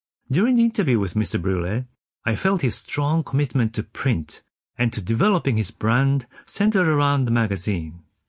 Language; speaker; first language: English; non-native, fluent; Japanese